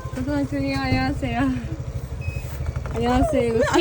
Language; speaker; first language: Korean; non-native, learner; Kazakh